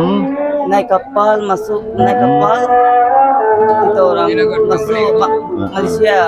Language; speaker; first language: Indonesian; non-native, learner; Rohingya